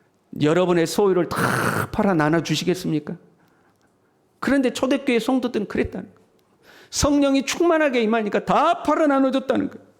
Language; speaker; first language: Korean; native; Korean